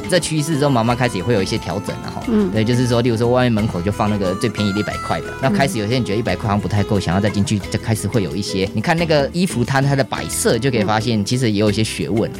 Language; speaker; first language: Chinese; native; Chinese